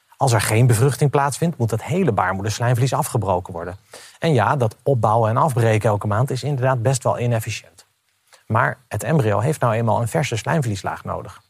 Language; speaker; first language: Dutch; native; Dutch